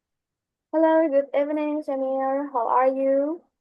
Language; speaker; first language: English; non-native, learner; Indonesian